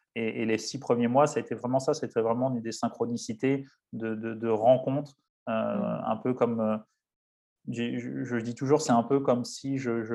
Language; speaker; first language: French; native; French